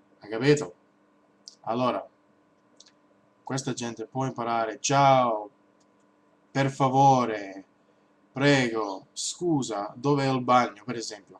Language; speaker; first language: Italian; non-native, learner; English